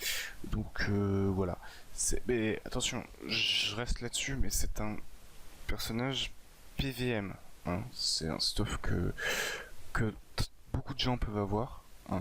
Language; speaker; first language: French; native; French